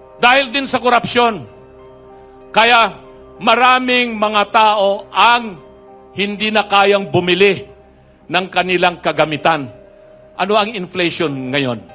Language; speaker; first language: Filipino; non-native, local second language; Iloko